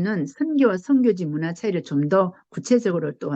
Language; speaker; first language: Korean; native; Korean